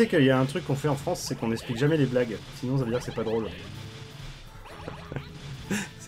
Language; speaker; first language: French; native; French